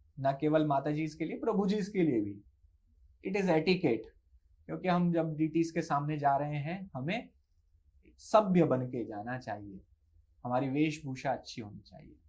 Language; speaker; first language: Hindi; native; Hindi